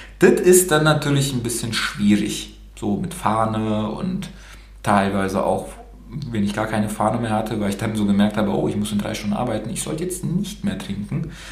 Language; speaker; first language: German; early bilingual, other home language; Romanian